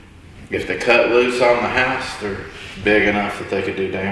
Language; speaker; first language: English; native; English